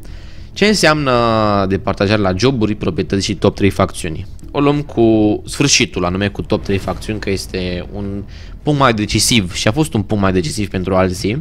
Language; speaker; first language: Romanian; native; Romanian